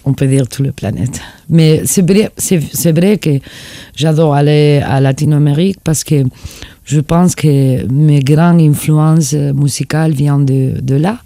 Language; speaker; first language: French; non-native, fluent; Spanish